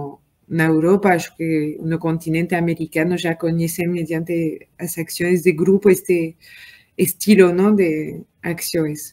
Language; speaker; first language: Portuguese; non-native, learner; French